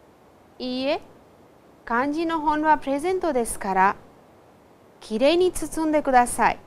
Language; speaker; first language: Japanese; non-native, fluent; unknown